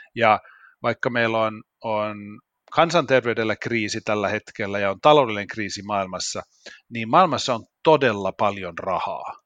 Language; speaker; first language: Finnish; non-native, local second language; Swedish